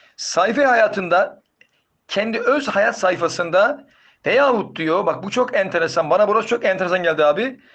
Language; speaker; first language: Turkish; native; Turkish